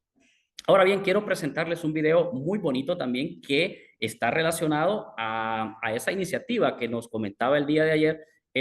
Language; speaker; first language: Spanish; native; Spanish